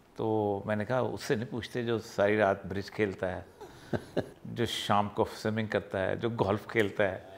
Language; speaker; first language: Urdu; non-native, local second language; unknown